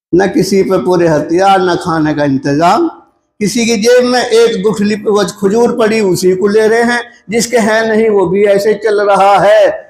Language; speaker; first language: Urdu; non-native, local second language; Punjabi